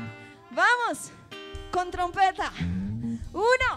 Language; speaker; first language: Spanish; native; Spanish